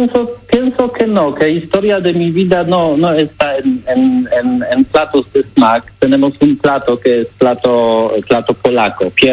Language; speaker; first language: Spanish; non-native, learner; Polish